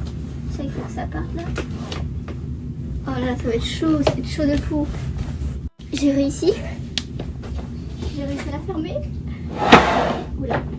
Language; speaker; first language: French; native; French